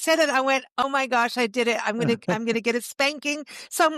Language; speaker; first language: English; native; English